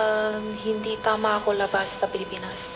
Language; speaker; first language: Filipino; non-native, learner; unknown